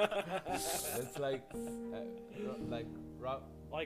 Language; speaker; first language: English; non-native, fluent; Italian